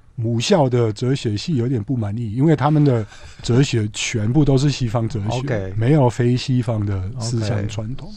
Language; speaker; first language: Chinese; non-native, fluent; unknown